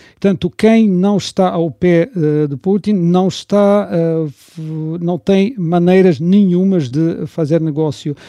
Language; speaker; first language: Portuguese; non-native, fluent; Russian